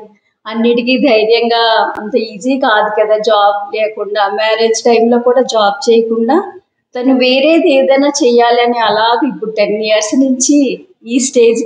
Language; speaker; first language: Telugu; native; Telugu